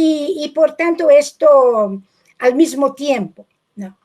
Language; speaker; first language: Spanish; non-native, fluent; Portuguese